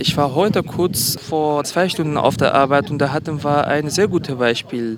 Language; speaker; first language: German; non-native, fluent; Kurdish